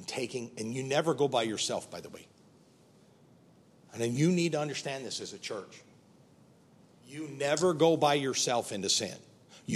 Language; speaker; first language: English; native; English